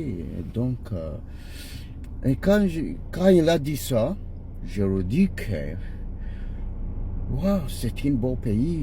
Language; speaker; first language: French; non-native, learner; Ganda